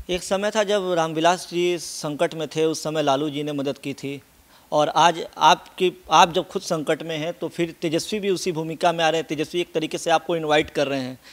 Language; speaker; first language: Hindi; native; Hindi